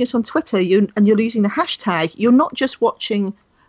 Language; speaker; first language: English; native; English